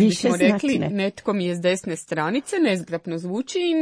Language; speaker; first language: Croatian; native; Croatian